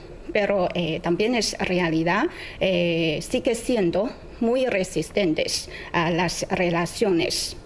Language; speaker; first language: Spanish; non-native, fluent; Chinese